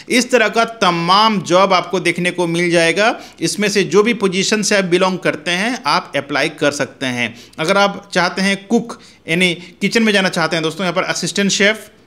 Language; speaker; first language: Hindi; native; Hindi